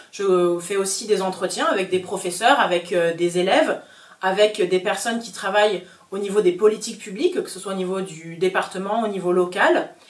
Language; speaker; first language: French; native; French